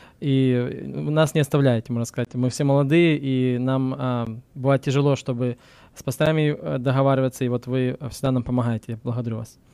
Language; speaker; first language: Russian; early bilingual, heritage; Russian